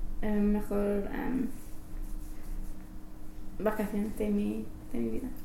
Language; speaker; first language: Spanish; non-native, learner; English